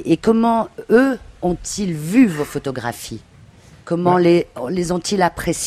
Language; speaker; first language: French; native; French